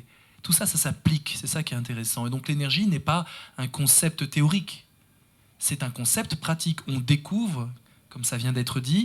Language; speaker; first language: French; native; French